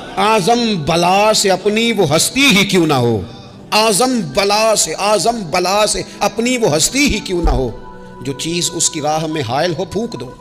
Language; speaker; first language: Urdu; non-native, local second language; Punjabi